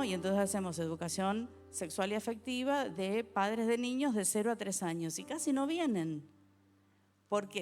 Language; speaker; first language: Spanish; native; Spanish